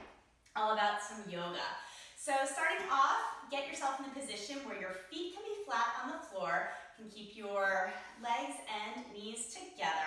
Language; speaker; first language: English; native; English